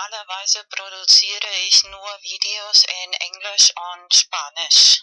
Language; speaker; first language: German; non-native, fluent; Spanish